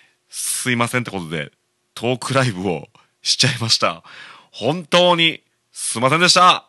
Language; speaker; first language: Japanese; native; Japanese